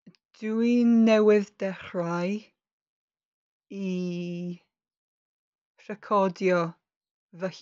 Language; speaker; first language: Welsh; non-native, learner; English